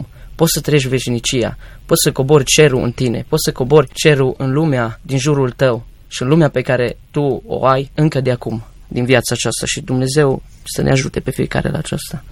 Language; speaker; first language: Romanian; native; Romanian